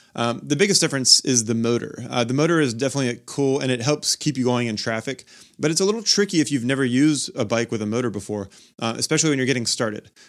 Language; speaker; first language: English; native; English